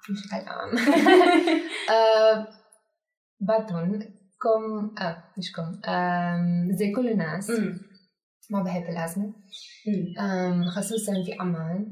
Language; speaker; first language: Arabic; non-native, learner; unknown